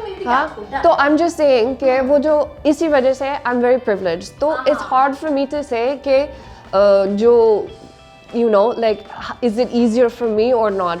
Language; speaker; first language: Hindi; non-native, learner; English